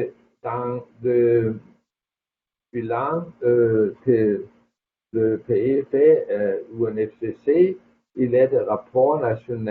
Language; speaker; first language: French; non-native, fluent; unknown